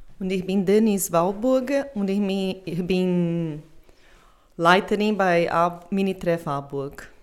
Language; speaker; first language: German; non-native, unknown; Portuguese